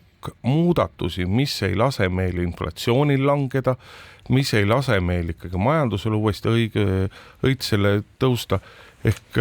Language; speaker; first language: Estonian; native; Estonian